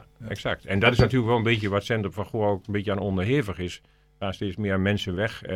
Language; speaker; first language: Dutch; native; Dutch